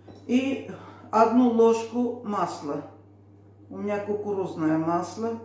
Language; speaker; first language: Russian; non-native, fluent; Armenian